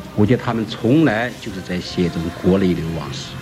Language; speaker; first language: Chinese; native; Chinese